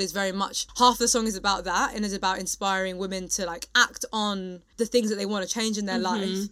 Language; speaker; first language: English; native; English